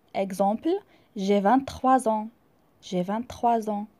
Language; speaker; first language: French; non-native, local second language; Arabic